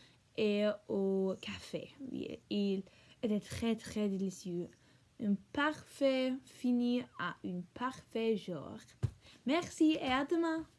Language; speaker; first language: French; non-native, learner; English